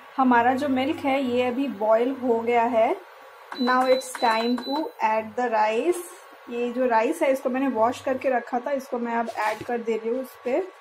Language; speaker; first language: Hindi; non-native, local second language; Bangla